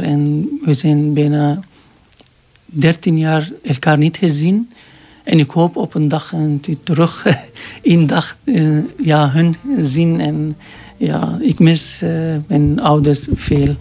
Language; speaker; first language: Dutch; non-native, learner; Arabic